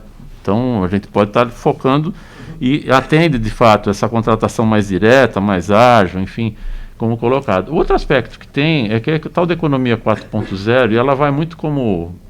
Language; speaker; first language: Portuguese; native; Portuguese